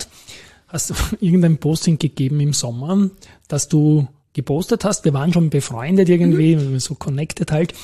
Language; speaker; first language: German; native; German